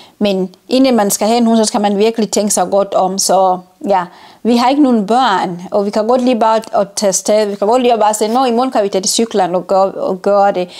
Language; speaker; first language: Danish; non-native, fluent; Ganda